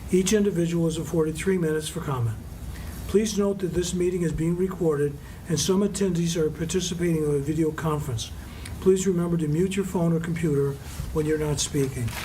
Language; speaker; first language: English; native; English